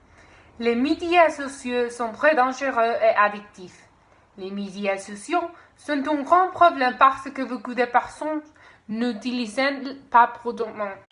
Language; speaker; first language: French; non-native, learner; Spanish